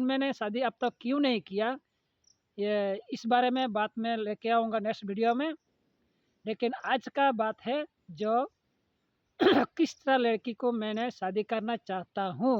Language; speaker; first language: Hindi; non-native, local second language; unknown